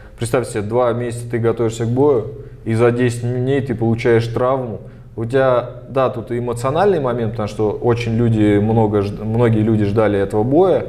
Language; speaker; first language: Russian; early bilingual, other home language; Armenian